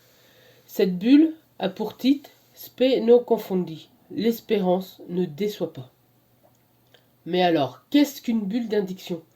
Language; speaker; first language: French; native; French